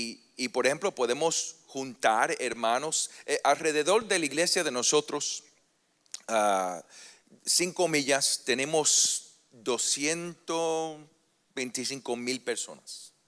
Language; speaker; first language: Spanish; early bilingual, heritage; Spanish